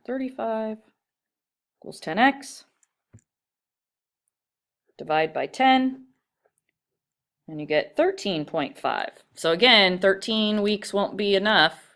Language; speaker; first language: English; native; English